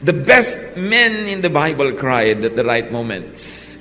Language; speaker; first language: English; non-native, local second language; Filipino